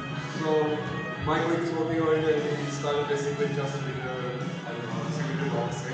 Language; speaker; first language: English; non-native, fluent; Czech